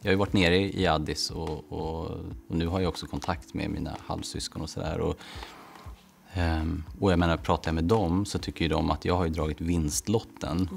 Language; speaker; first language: Swedish; native; Swedish